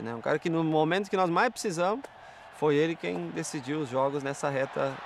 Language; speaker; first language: Portuguese; native; Portuguese